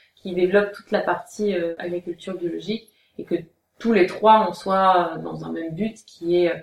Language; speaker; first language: French; native; French